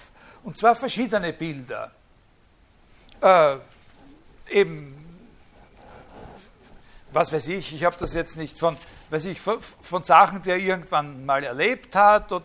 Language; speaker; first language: German; native; German